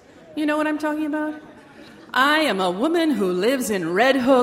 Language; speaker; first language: English; native; English